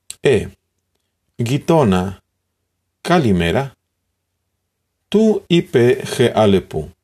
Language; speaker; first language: Greek; non-native, learner; Spanish